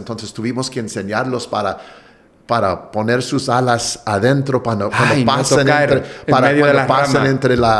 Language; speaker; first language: Spanish; non-native, fluent; English